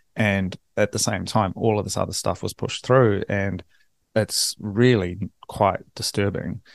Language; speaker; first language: English; native; English